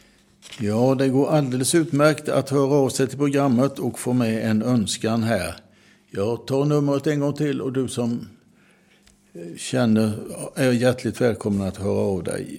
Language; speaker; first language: Swedish; native; Swedish